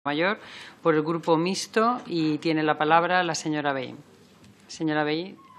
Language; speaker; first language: Spanish; non-native, local second language; Catalan